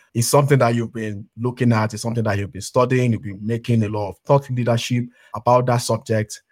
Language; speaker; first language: English; non-native, local second language; Yoruba